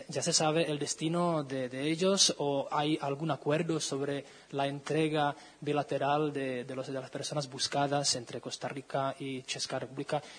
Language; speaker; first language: Spanish; non-native, fluent; Czech